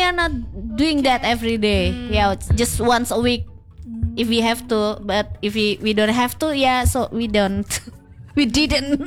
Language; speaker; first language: English; non-native, fluent; Indonesian